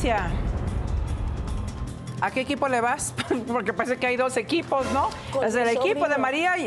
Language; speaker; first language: Spanish; native; Spanish